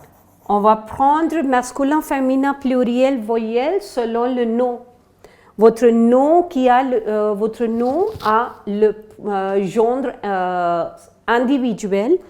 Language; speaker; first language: French; non-native, fluent; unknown